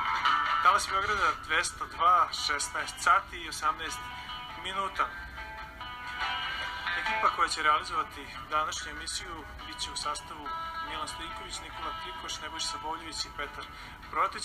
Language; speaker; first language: Serbian; native; Serbian